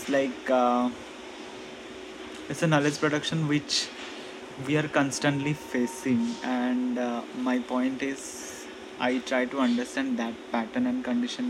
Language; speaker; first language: English; non-native, local second language; Odia